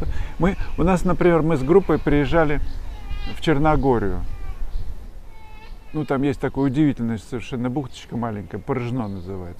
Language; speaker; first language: Russian; native; Russian